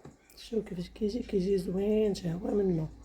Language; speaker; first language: Arabic; native; Arabic